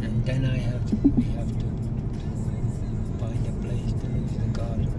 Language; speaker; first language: English; non-native, fluent; Dutch